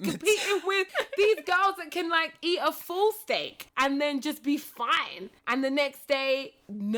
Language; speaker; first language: English; native; English